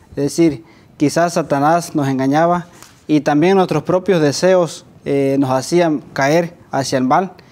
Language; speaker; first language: Spanish; native; Spanish